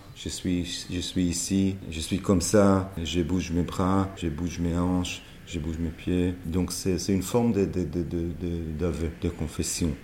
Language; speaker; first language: French; non-native, fluent; Hebrew